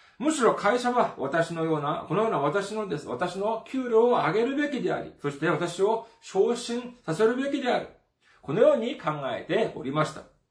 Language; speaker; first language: Japanese; non-native, fluent; Korean